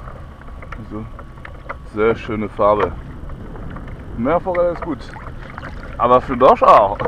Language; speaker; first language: German; non-native, learner; French